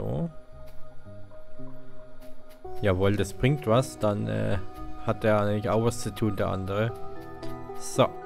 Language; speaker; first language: German; native; German